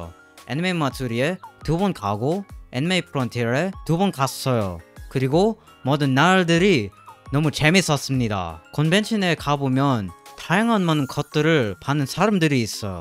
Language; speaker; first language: Korean; non-native, learner; English